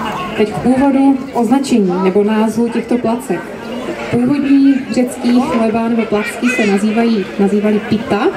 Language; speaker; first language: Czech; native; Czech